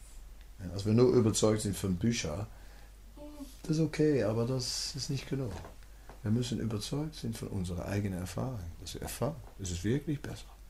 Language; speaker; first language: German; non-native, fluent; Dutch